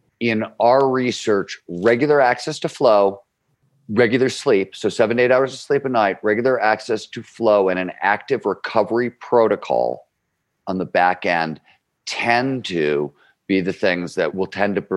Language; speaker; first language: English; native; English